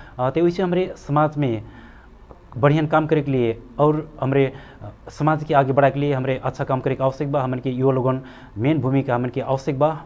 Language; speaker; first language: Bhojpuri; non-native, local second language; Dangaura Tharu